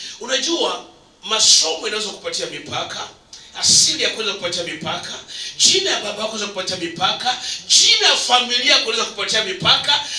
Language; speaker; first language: Swahili; non-native, local second language; Nande